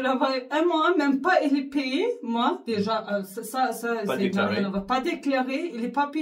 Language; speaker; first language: French; non-native, learner; Arabic